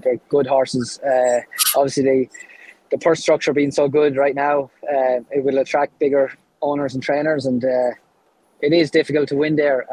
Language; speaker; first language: English; native; English